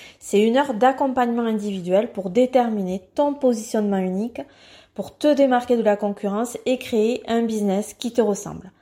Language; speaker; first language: French; native; French